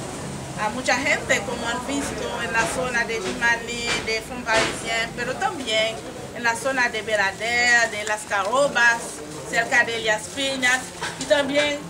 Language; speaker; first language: Spanish; non-native, fluent; Haitian Creole